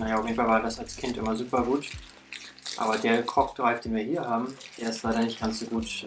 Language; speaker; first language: German; native; German